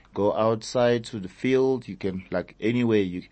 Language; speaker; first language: English; early bilingual, other home language; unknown